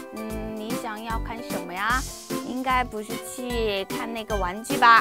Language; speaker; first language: Chinese; non-native, fluent; Korean